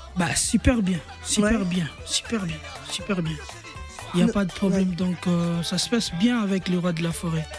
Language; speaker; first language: French; non-native, local second language; Lingala